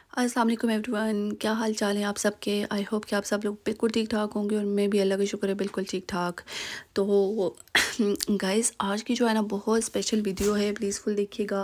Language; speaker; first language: Urdu; native; Urdu